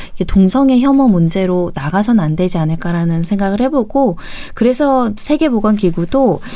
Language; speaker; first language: Korean; native; Korean